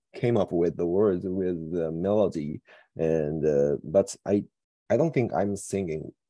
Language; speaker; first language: English; non-native, fluent; Japanese